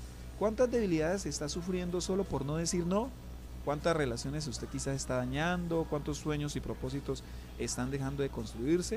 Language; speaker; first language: Spanish; native; Spanish